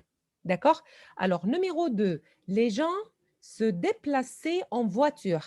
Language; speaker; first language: French; non-native, local second language; Arabic